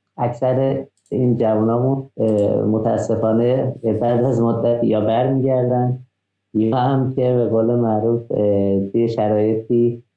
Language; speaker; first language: Persian; non-native, local second language; Azerbaijani